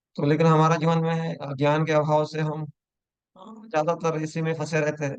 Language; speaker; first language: Hindi; non-native, local second language; Marathi